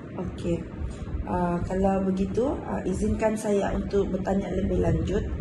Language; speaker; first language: Malay; non-native, local second language; Chinese